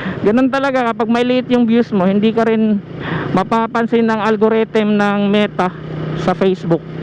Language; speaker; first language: Filipino; non-native, local second language; Cebuano